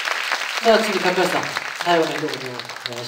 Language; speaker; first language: Japanese; non-native, fluent; Korean